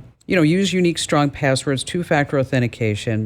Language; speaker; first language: English; native; English